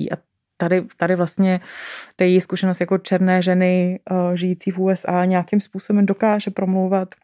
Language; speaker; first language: Czech; native; Czech